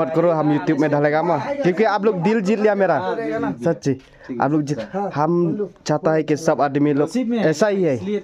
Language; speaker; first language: Hindi; non-native, local second language; Khasi